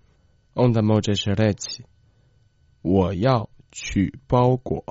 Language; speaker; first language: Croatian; non-native, fluent; Chinese